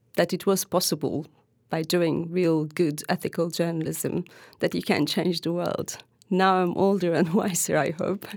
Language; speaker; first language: English; non-native, fluent; Turkish